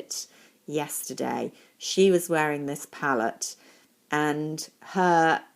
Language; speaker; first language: English; native; English